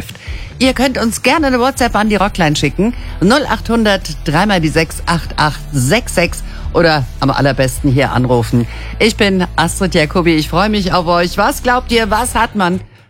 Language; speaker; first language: German; native; German